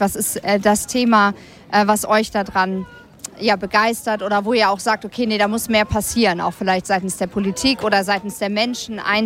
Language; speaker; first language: German; native; German